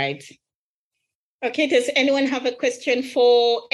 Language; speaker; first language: English; non-native, local second language; Ganda